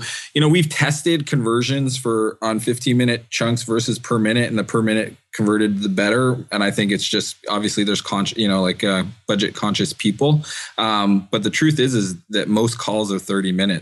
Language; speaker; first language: English; native; English